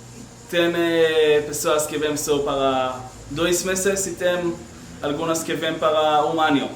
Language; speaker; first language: Portuguese; non-native, learner; Hebrew